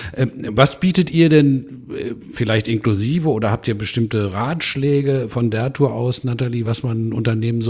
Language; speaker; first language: German; native; German